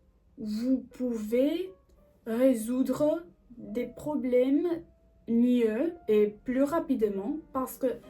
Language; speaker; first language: French; non-native, learner; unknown